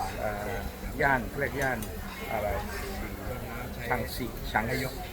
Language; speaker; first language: Thai; native; Thai